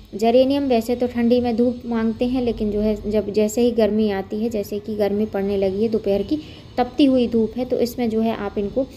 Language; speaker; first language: Hindi; non-native, local second language; Gujarati